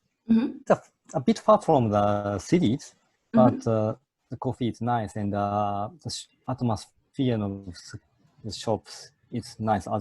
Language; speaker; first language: English; non-native, fluent; Japanese